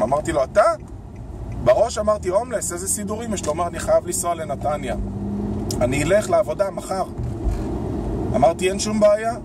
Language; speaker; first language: Hebrew; native; Hebrew